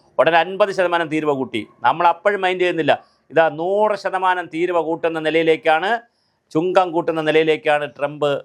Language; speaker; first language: Malayalam; native; Malayalam